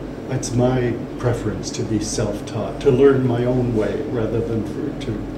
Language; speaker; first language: English; native; English